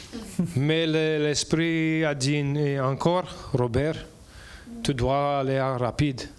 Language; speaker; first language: French; non-native, learner; English